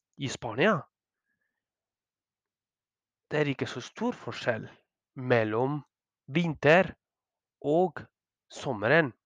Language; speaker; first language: Norwegian; non-native, learner; Spanish